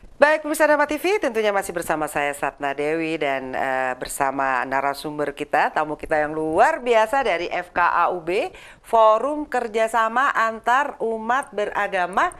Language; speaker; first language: Indonesian; native; Indonesian